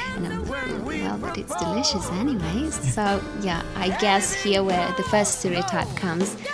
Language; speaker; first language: English; non-native, fluent; Russian